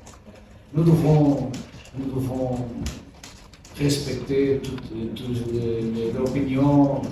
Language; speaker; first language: French; non-native, learner; Portuguese